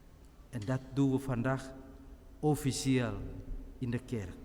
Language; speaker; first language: Dutch; non-native, fluent; Indonesian